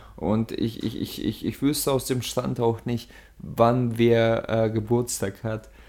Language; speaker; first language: German; early bilingual, other home language; Russian